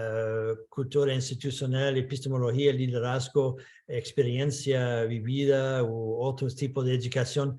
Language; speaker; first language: Spanish; non-native, fluent; English